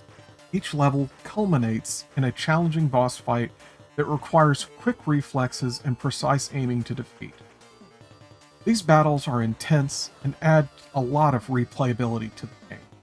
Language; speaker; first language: English; native; English